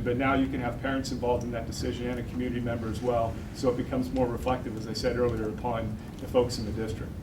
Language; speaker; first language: English; native; English